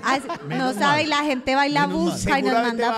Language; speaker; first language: Spanish; native; Spanish